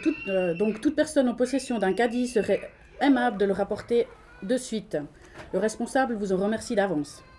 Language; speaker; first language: French; native; French